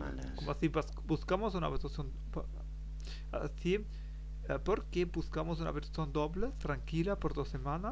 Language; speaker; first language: Spanish; non-native, learner; German